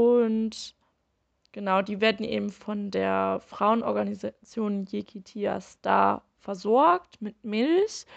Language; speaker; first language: German; native; German